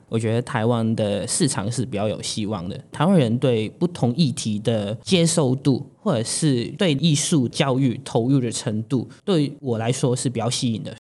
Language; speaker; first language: Chinese; non-native, local second language; Cantonese